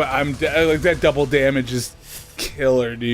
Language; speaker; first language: English; native; English